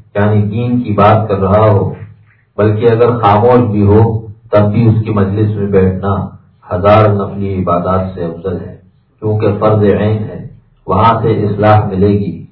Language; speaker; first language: Urdu; native; Urdu